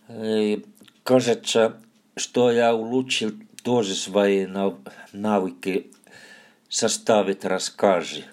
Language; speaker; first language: Russian; non-native, fluent; Finnish